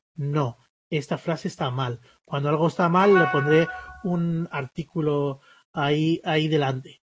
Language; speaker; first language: Spanish; early bilingual, other home language; English